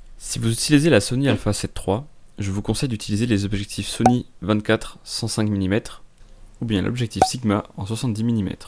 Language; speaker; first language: French; native; French